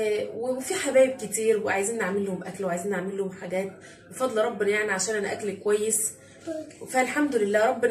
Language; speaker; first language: Arabic; native; Arabic